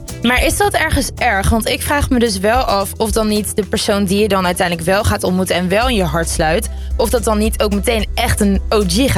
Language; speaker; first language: Dutch; native; Dutch